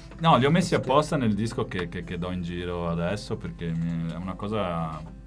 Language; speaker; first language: Italian; native; Italian